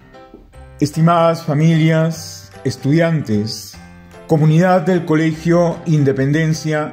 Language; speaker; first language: Spanish; native; Spanish